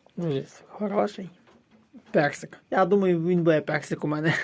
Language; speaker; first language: Ukrainian; native; Ukrainian